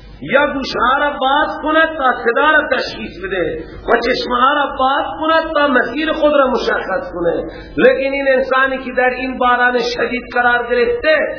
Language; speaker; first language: Persian; non-native, local second language; Baluchi